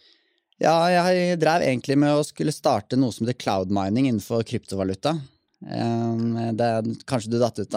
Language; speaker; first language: Norwegian; native; Norwegian